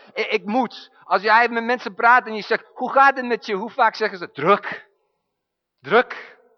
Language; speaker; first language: Dutch; non-native, fluent; English